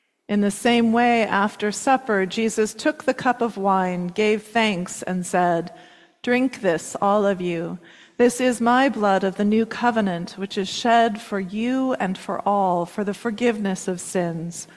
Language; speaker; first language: English; native; English